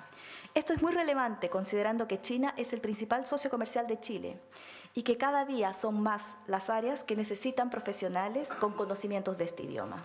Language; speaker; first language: Spanish; native; Spanish